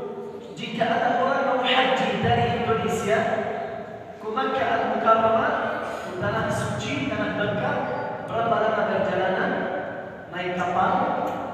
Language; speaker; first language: Indonesian; non-native, learner; Arabic